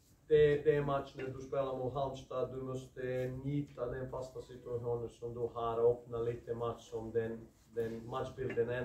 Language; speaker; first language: Swedish; non-native, fluent; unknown